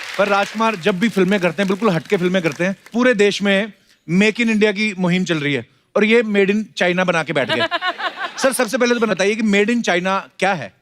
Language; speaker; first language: Hindi; non-native, local second language; Punjabi